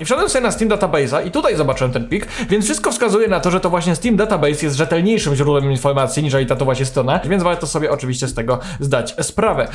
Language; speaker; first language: Polish; native; Polish